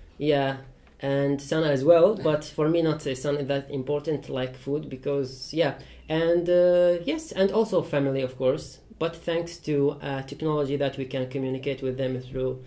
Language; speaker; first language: English; non-native, fluent; Persian